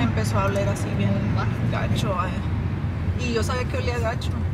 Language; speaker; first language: Spanish; early bilingual, heritage; Spanish